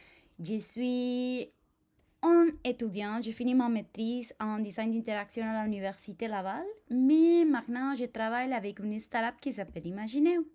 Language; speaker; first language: French; non-native, fluent; Spanish